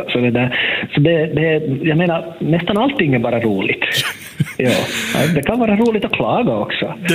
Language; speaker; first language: Swedish; native; Swedish